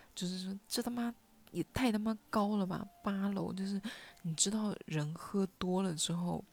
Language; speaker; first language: Chinese; non-native, local second language; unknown